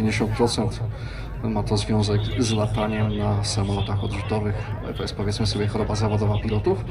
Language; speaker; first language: Polish; native; Polish